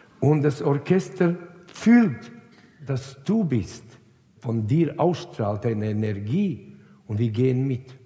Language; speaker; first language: German; non-native, fluent; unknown